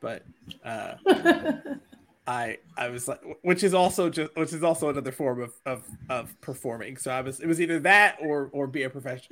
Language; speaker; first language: English; native; English